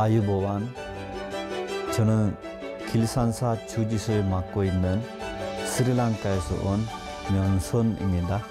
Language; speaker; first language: Korean; non-native, fluent; Sinhala